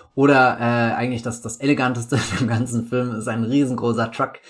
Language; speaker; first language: German; native; German